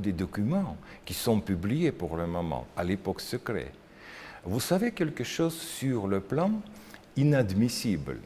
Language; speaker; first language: French; non-native, learner; Russian